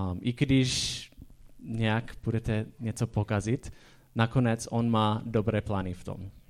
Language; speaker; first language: Czech; non-native, fluent; English